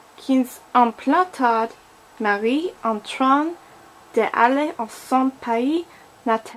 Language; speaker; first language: French; non-native, learner; English